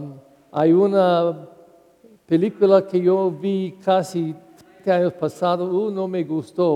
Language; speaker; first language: Spanish; non-native, learner; English